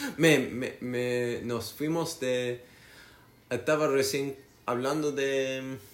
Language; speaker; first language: Spanish; non-native, learner; English